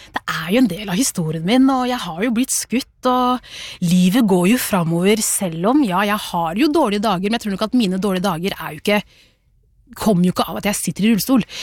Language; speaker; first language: Norwegian; early bilingual, other home language; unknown